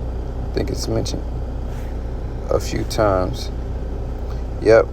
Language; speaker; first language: English; native; English